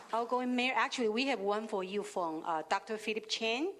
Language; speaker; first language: English; non-native, learner; Chinese